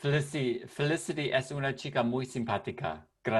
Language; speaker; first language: Spanish; non-native, learner; English